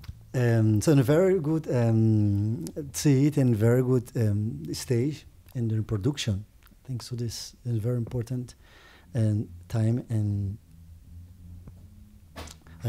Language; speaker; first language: English; non-native, learner; Portuguese